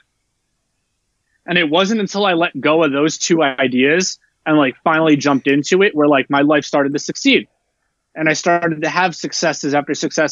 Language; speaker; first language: English; native; English